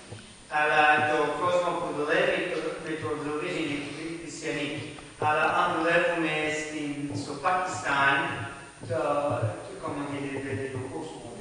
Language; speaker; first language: Greek; non-native, learner; English